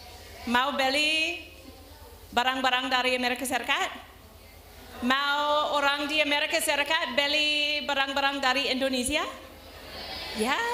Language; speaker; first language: Indonesian; non-native, learner; English